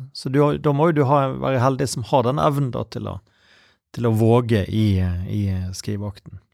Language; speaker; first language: Norwegian; native; Norwegian